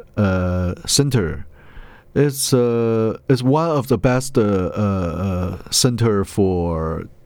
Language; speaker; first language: English; non-native, learner; Chinese